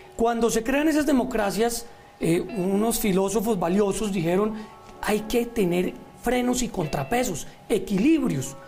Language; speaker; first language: Spanish; native; Spanish